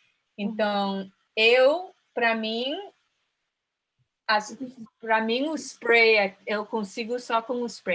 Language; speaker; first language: Portuguese; early bilingual, heritage; Portuguese